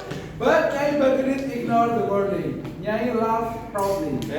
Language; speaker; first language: English; non-native, learner; Indonesian